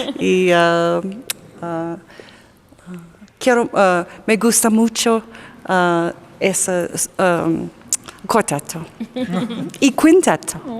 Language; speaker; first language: Spanish; non-native, learner; English